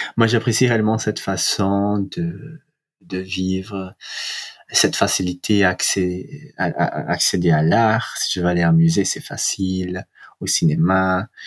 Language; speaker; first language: French; non-native, fluent; Portuguese